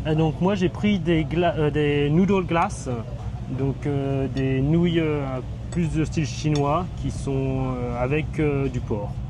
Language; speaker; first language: French; early bilingual, other home language; Thai